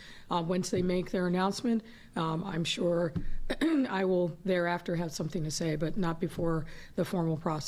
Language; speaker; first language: English; native; English